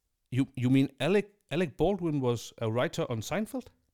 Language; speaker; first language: English; non-native, fluent; Danish